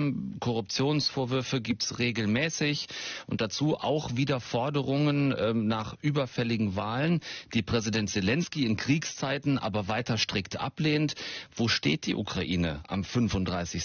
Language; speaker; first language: German; native; German